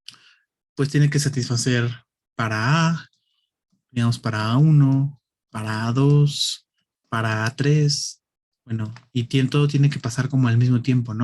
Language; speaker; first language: Spanish; native; Spanish